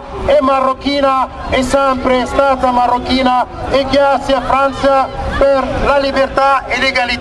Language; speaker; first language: Italian; non-native, fluent; Arabic